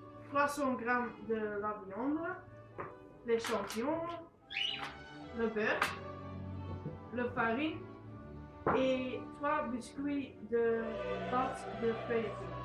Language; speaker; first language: French; non-native, learner; Dutch